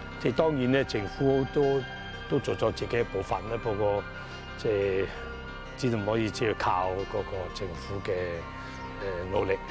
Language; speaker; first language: Cantonese; non-native, fluent; Italian